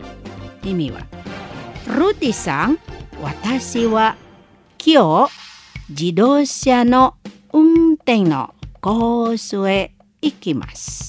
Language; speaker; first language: Japanese; non-native, fluent; Indonesian